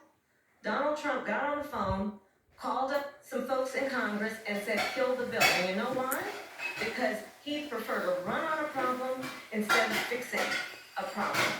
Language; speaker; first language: English; native; English